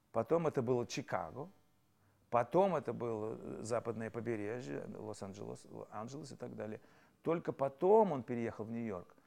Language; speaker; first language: Russian; native; Russian